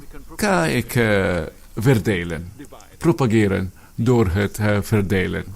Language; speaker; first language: Dutch; non-native, fluent; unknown